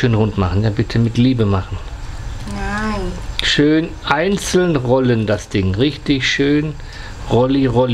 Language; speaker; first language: German; native; German